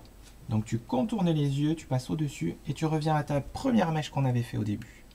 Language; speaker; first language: French; native; French